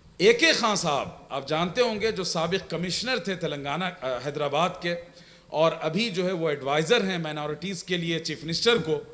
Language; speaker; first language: Urdu; native; Urdu